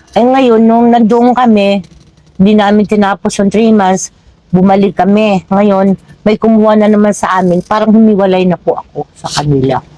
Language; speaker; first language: Filipino; non-native, local second language; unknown